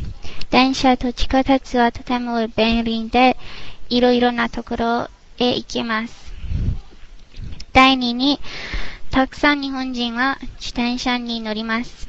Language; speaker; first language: Japanese; non-native, learner; English